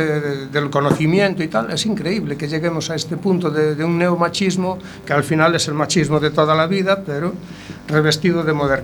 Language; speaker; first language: Spanish; native; Spanish